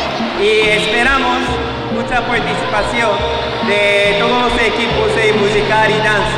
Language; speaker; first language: Spanish; non-native, learner; Korean